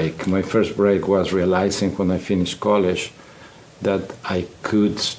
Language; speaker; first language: English; non-native, fluent; Spanish